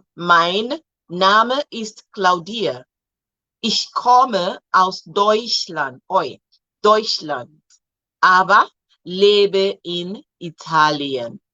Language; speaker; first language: German; non-native, fluent; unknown